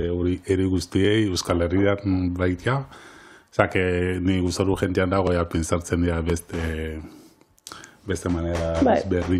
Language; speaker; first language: Basque; non-native, learner; Wolof